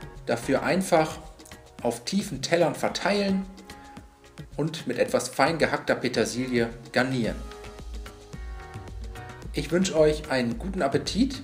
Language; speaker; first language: German; native; German